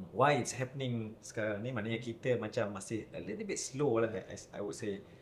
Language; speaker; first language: English; non-native, local second language; Malay